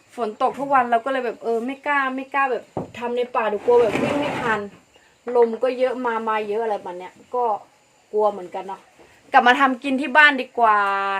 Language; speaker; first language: Thai; non-native, local second language; Karen languages